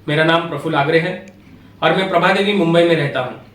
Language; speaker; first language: Hindi; non-native, local second language; Marathi